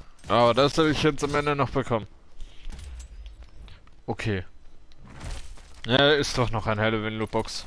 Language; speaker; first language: German; native; German